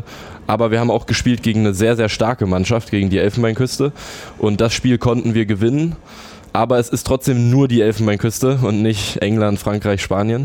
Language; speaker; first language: German; native; German